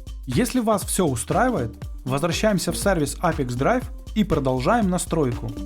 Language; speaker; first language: Russian; native; Russian